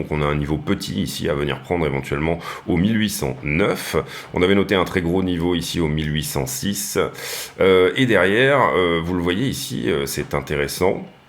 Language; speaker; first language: French; native; French